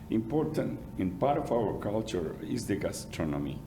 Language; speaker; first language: English; non-native, fluent; Spanish